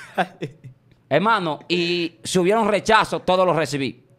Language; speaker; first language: Spanish; native; Spanish